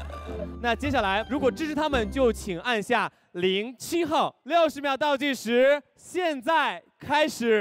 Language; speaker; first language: Chinese; native; Chinese